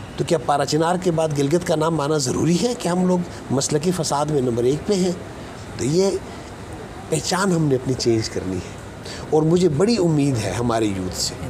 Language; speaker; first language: Urdu; non-native, local second language; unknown